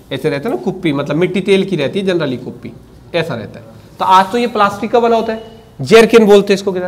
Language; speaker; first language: Hindi; native; Hindi